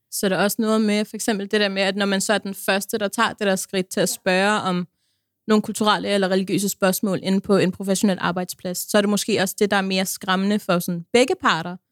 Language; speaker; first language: Danish; early bilingual, other home language; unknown